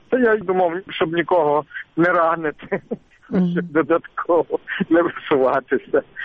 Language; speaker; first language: Ukrainian; native; Ukrainian